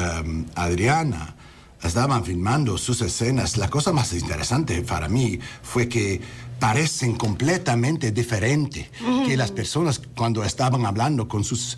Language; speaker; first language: Spanish; early bilingual, heritage; English